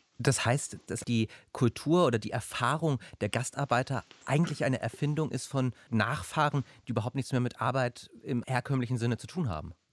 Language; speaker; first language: German; native; German